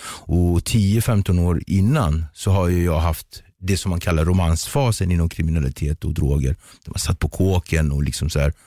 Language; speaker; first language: Swedish; early bilingual, other home language; Kabuverdianu